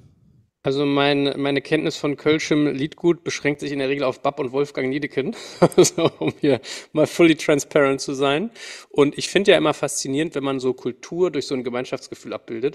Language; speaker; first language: German; native; German